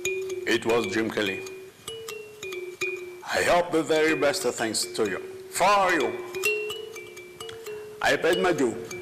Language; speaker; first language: English; non-native, learner; Malagasy